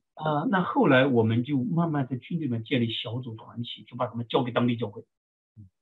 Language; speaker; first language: Chinese; native; Chinese